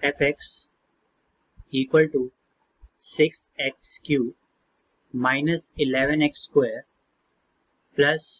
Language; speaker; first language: English; non-native, local second language; Hindi